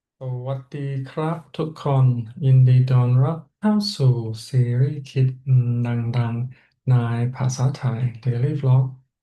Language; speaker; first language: Thai; non-native, fluent; English